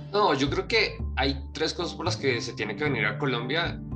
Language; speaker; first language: Spanish; native; Spanish